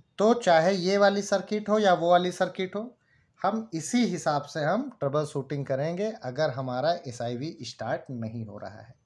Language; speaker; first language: Hindi; native; Hindi